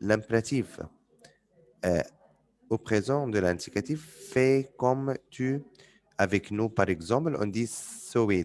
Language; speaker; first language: French; non-native, fluent; Arabic